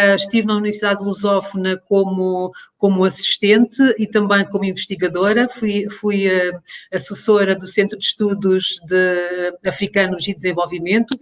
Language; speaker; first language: Portuguese; early bilingual, other home language; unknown